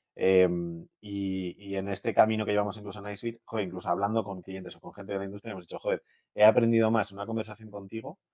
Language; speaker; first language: Spanish; native; Spanish